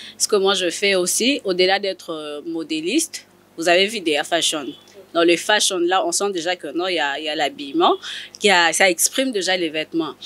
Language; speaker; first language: French; non-native, local second language; Lingala